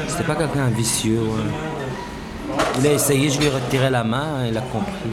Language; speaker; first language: French; native; French